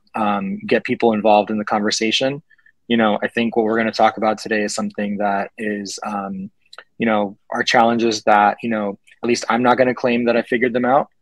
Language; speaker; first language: English; early bilingual, other home language; Spanish